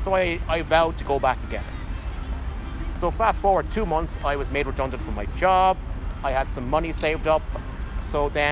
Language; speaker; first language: English; native; English